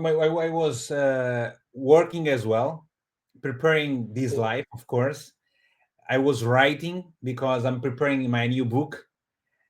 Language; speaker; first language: English; non-native, fluent; Portuguese